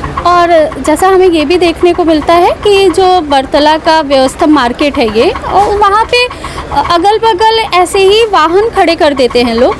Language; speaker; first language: Hindi; native; Hindi